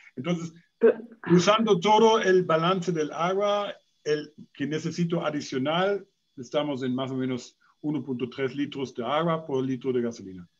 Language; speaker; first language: Spanish; non-native, fluent; German